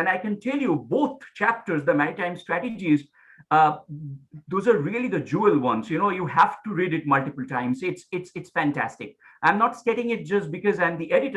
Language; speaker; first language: English; non-native, local second language; Bangla